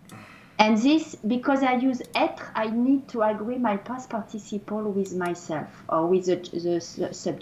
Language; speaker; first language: English; non-native, fluent; French